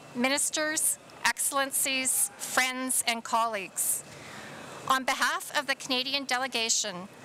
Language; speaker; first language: English; native; English